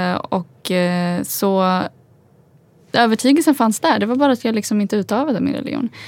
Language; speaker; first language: Swedish; native; Swedish